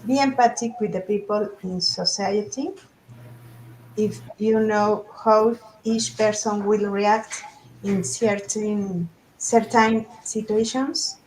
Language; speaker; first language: English; non-native, learner; Spanish